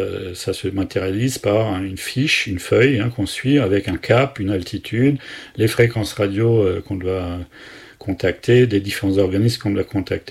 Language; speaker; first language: French; native; French